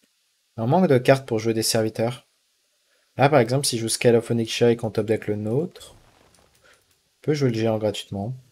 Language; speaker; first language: French; native; French